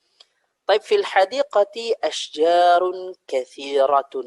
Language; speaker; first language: Arabic; non-native, fluent; Indonesian